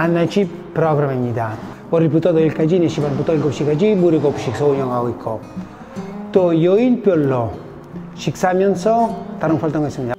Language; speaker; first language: Korean; non-native, fluent; Italian